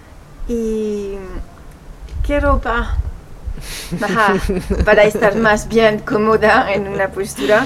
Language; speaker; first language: Spanish; non-native, fluent; French